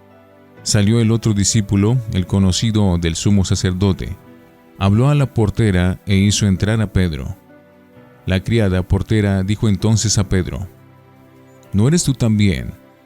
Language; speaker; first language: Spanish; native; Spanish